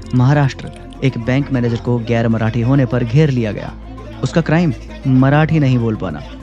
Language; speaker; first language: Hindi; native; Hindi